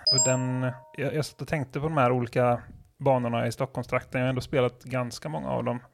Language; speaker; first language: Swedish; native; Swedish